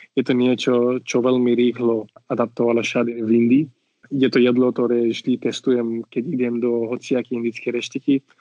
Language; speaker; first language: Slovak; non-native, fluent; Marathi